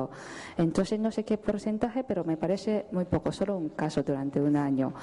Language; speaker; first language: Spanish; non-native, fluent; Japanese